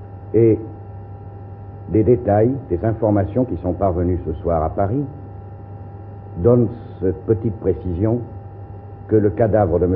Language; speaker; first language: French; native; French